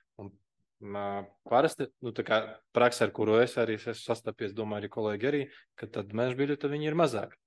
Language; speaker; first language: Latvian; non-native, local second language; Russian